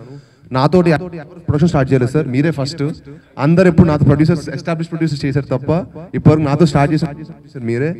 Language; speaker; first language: Telugu; native; Telugu